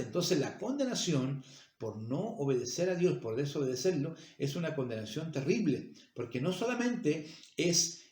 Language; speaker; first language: Spanish; native; Spanish